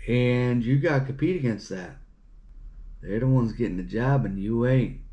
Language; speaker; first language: English; native; English